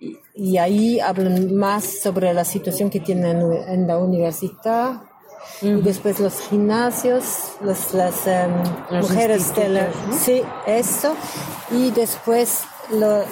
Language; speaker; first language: Spanish; non-native, learner; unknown